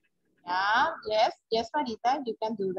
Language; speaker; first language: English; non-native, fluent; Spanish